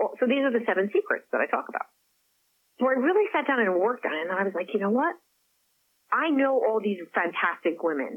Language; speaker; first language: English; non-native, fluent; French